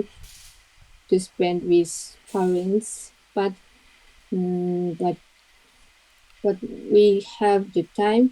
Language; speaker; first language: English; non-native, learner; Japanese